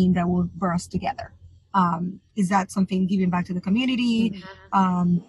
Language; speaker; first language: English; non-native, fluent; Spanish